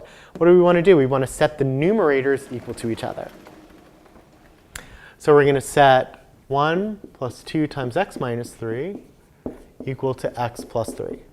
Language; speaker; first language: English; native; English